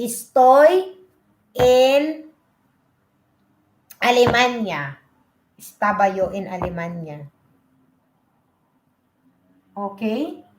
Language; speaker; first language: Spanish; non-native, learner; Filipino